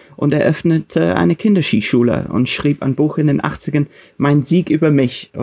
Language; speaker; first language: German; non-native, fluent; English